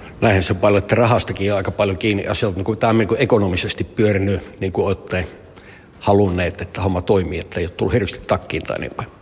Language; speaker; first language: Finnish; early bilingual, heritage; Finnish